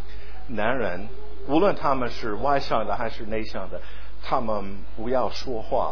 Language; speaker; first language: Chinese; non-native, fluent; English